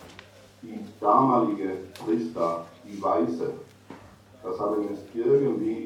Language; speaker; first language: German; non-native, fluent; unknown